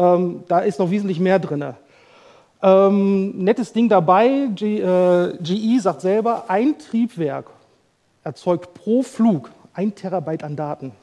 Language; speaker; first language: German; native; German